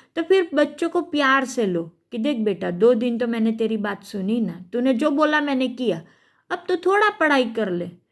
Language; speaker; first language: Hindi; non-native, local second language; Gujarati